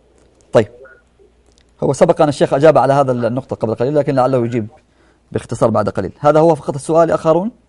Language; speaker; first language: Arabic; native; Arabic